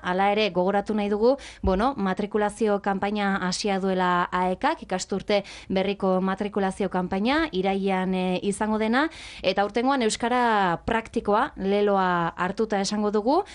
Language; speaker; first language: Basque; native; Basque